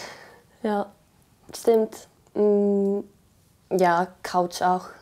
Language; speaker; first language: German; non-native, learner; Icelandic